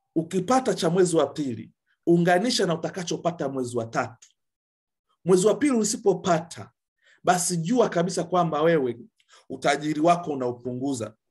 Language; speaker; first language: Swahili; native; Swahili